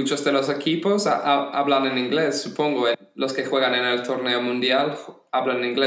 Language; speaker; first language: Spanish; non-native, fluent; English